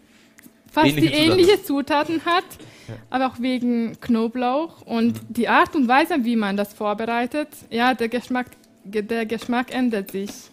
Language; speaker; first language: German; non-native, fluent; Hungarian